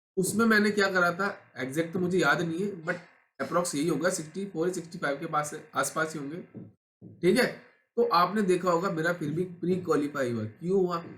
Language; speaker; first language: Hindi; native; Hindi